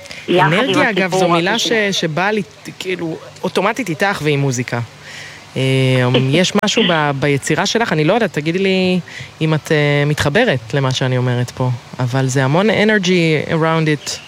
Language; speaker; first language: Hebrew; native; Hebrew